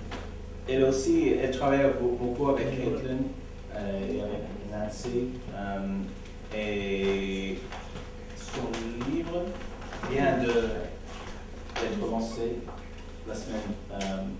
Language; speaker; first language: French; non-native, learner; English